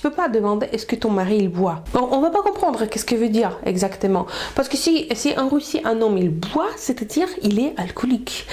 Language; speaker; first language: French; non-native, fluent; Russian